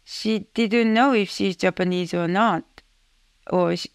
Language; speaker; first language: English; non-native, fluent; Japanese